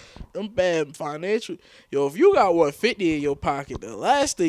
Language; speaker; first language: English; native; English